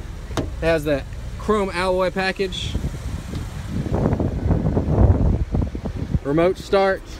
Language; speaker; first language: English; native; English